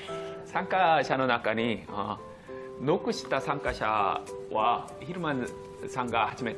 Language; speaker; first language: Japanese; non-native, fluent; Korean